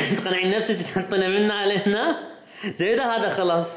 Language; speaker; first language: Arabic; native; Arabic